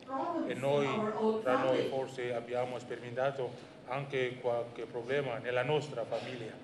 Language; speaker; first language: Italian; non-native, learner; Indonesian